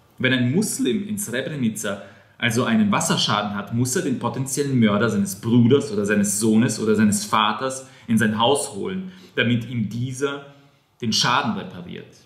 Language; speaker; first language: German; non-native, fluent; Serbian